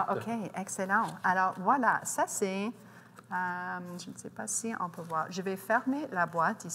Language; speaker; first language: French; non-native, local second language; English